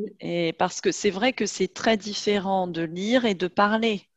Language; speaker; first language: French; native; French